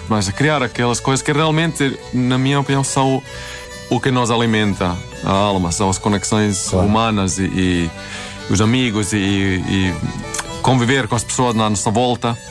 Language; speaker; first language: Portuguese; non-native, fluent; Swedish